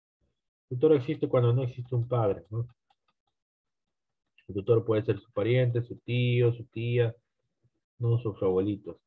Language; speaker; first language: Spanish; native; Spanish